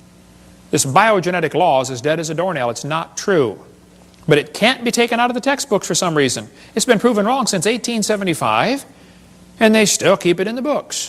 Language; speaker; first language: English; native; English